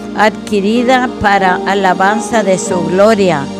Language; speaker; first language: Spanish; early bilingual, other home language; English